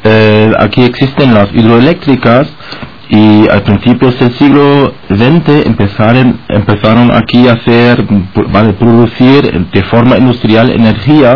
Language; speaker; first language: Spanish; non-native, fluent; German